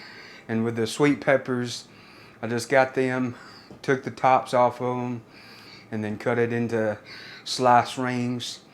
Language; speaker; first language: English; native; English